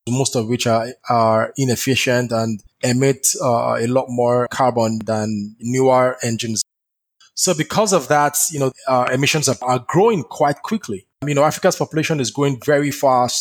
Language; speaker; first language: English; non-native, local second language; Yoruba